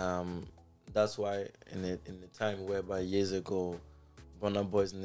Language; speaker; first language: English; non-native, local second language; Igbo